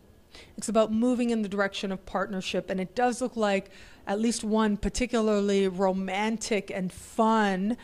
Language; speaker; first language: English; native; English